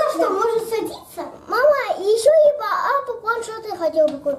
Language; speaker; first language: Russian; early bilingual, other home language; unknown